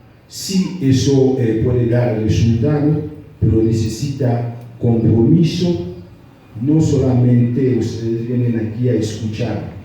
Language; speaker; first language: Spanish; non-native, fluent; Haitian Creole